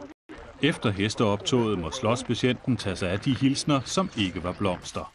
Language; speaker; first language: Danish; native; Danish